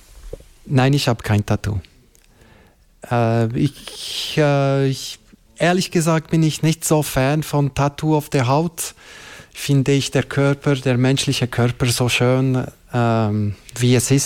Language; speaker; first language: German; non-native, local second language; French